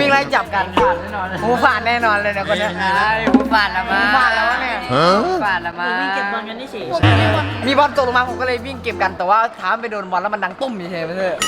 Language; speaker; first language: Thai; native; Thai